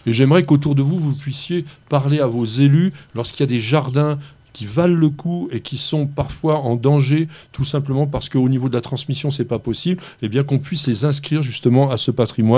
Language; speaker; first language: French; native; French